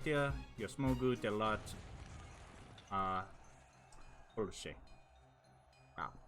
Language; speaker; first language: Russian; non-native, learner; English